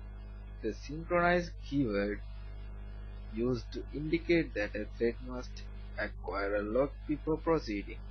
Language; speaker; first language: English; non-native, learner; Sinhala